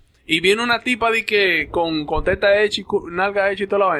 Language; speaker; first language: Spanish; early bilingual, other home language; English